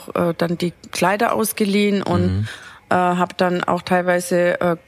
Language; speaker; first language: German; native; German